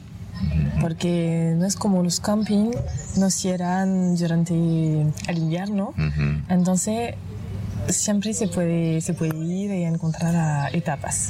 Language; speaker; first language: Spanish; non-native, fluent; French